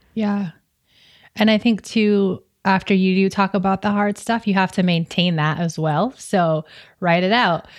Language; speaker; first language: English; native; English